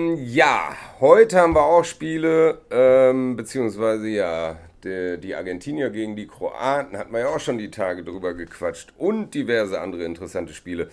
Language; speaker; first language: German; native; German